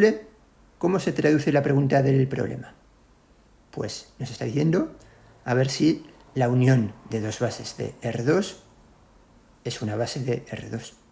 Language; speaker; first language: Spanish; native; Spanish